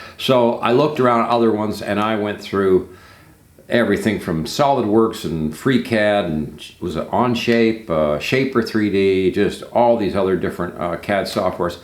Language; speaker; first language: English; native; English